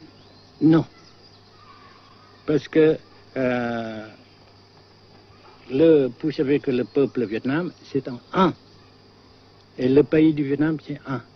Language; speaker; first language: French; non-native, local second language; Vietnamese